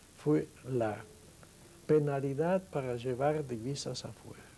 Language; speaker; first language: Spanish; non-native, fluent; German